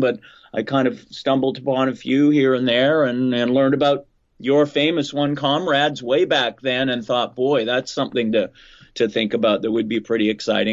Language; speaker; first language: English; native; English